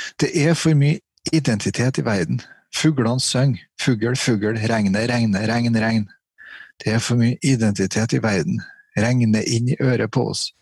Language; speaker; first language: Norwegian; native; Norwegian